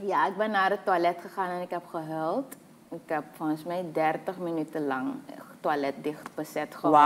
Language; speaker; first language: Dutch; native; Dutch